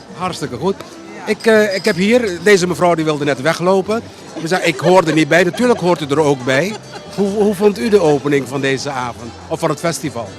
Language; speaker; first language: Dutch; non-native, local second language; Papiamento